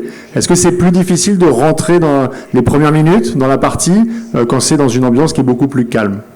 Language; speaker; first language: French; native; French